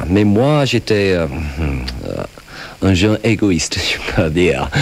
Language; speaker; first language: French; non-native, fluent; English